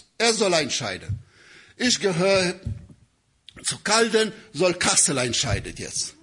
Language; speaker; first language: German; non-native, learner; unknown